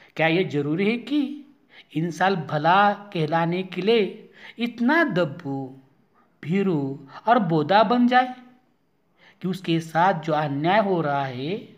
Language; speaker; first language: Hindi; non-native, local second language; Marathi